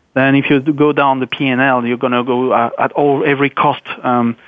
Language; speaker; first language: English; non-native, fluent; French